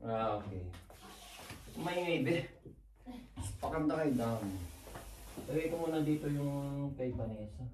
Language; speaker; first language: Filipino; native; Filipino